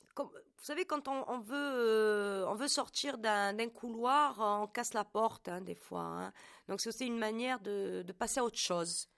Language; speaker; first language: French; native; French